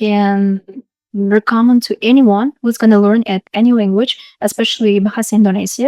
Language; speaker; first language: English; non-native, fluent; Uzbek